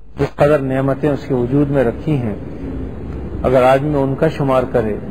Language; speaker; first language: Urdu; native; Urdu